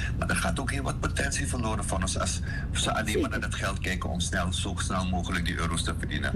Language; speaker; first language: Dutch; native; Dutch